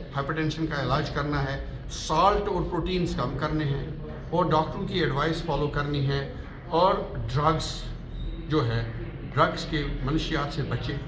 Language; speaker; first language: Urdu; non-native, local second language; Kashmiri